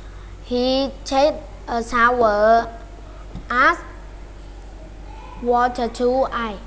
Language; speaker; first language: English; non-native, learner; Vietnamese